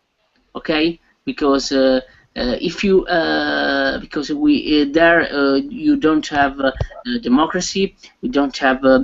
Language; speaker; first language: English; non-native, learner; Italian